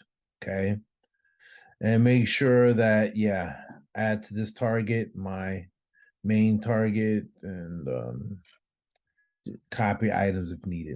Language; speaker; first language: English; native; English